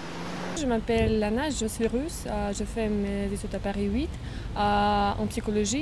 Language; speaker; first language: French; non-native, learner; Russian